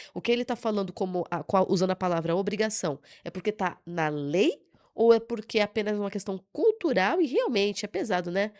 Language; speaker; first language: Portuguese; native; Portuguese